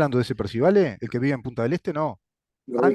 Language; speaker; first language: Spanish; native; Spanish